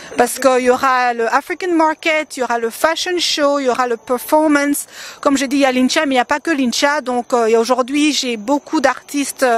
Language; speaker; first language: French; non-native, local second language; Lingala